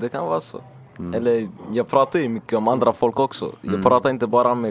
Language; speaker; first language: Swedish; early bilingual, other home language; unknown